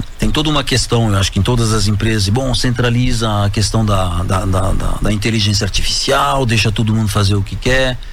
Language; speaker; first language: Portuguese; non-native, fluent; French